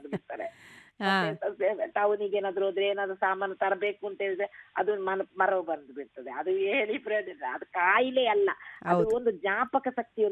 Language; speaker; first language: Kannada; non-native, local second language; Kodava